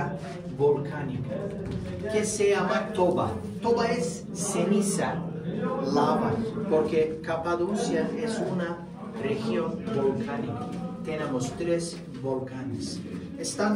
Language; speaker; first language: Spanish; non-native, fluent; Turkish